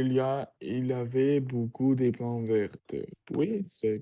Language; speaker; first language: French; non-native, learner; Russian